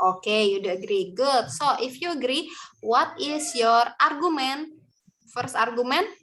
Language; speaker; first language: English; non-native, learner; Indonesian